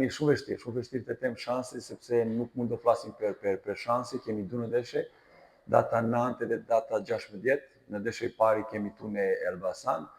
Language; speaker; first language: Albanian; non-native, fluent; Serbian